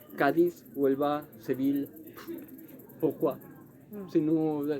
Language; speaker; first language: French; non-native, learner; Spanish